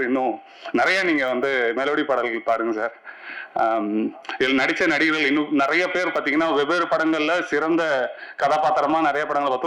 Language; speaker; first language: Tamil; native; Tamil